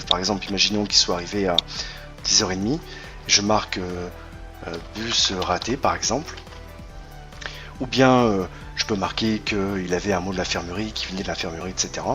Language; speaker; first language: French; native; French